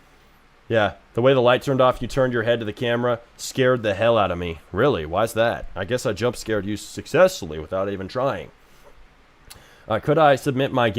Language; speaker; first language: English; native; English